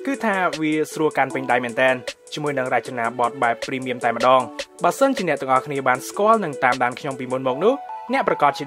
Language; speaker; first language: Khmer; native; Khmer